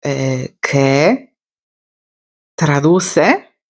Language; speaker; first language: Spanish; non-native, fluent; Polish